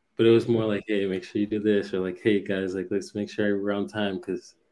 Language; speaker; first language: English; native; English